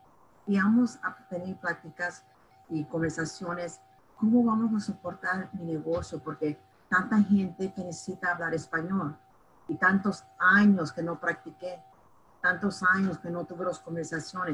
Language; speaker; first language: Spanish; early bilingual, heritage; Spanish